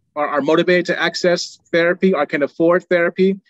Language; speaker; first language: English; native; English